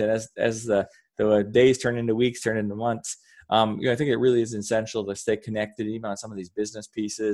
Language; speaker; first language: English; native; English